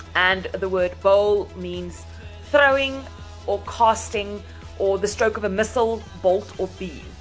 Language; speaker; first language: English; non-native, local second language; Afrikaans